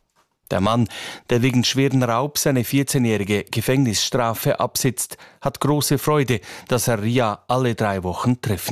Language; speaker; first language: German; native; German